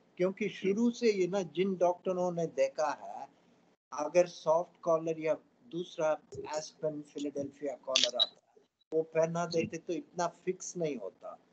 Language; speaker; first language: Hindi; non-native, local second language; Tamil